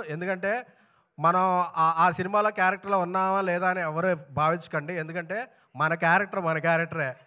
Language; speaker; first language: Telugu; native; Telugu